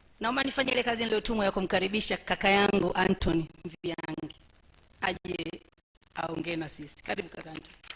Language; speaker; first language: Swahili; native; Swahili